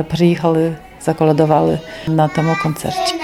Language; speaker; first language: Polish; non-native, local second language; Ukrainian